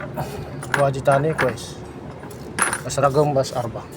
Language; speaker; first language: Arabic; non-native, learner; Indonesian